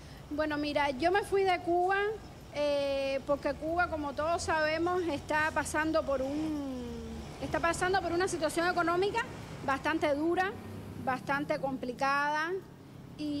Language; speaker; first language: Spanish; native; Spanish